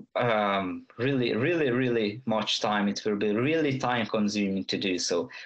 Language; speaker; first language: English; non-native, fluent; Hungarian